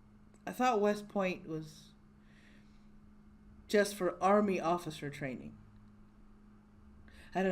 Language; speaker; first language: English; native; English